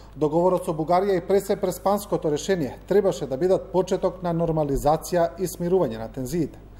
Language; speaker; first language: Macedonian; native; Macedonian